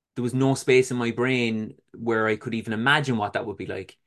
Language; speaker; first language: English; native; English